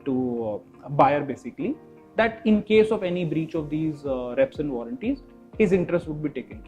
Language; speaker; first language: English; non-native, local second language; Hindi